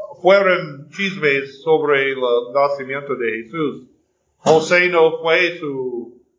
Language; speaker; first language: Spanish; non-native, fluent; English